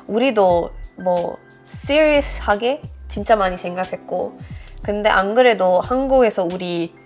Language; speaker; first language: Korean; non-native, fluent; Swedish